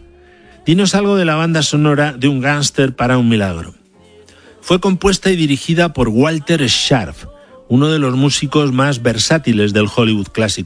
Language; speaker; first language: Spanish; native; Spanish